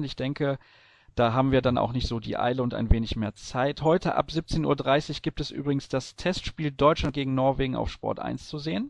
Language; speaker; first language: German; native; German